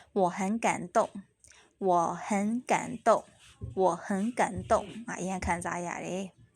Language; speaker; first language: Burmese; native; Burmese